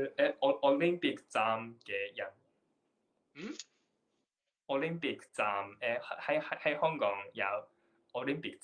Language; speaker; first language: Cantonese; non-native, learner; Japanese